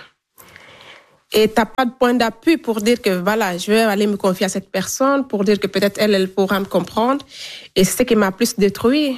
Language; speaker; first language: French; non-native, local second language; Fula